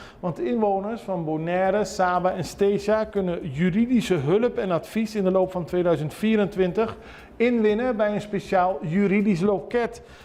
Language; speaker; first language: Dutch; non-native, local second language; Papiamento